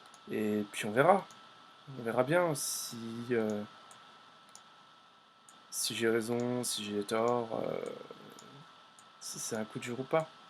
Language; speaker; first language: French; native; French